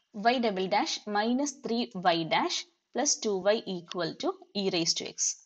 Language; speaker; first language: English; non-native, local second language; Malayalam